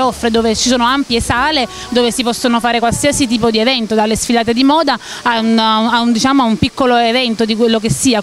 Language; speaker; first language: Italian; native; Italian